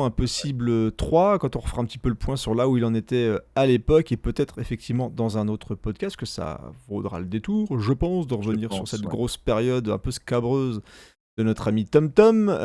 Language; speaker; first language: French; native; French